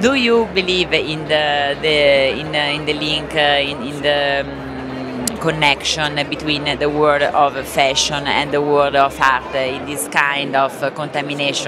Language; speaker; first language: English; non-native, fluent; Italian